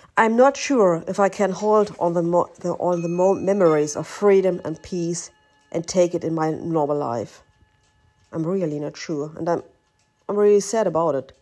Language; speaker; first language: English; non-native, learner; German